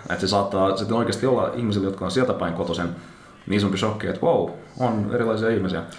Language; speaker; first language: Finnish; native; Finnish